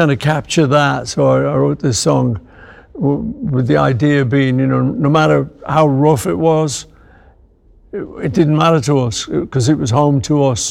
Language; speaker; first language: English; native; English